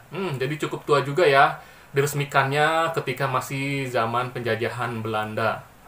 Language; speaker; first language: Indonesian; non-native, local second language; Sundanese